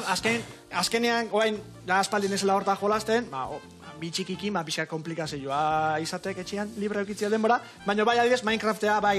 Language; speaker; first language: Basque; native; Basque